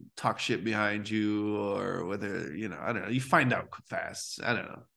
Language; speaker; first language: English; early bilingual, other home language; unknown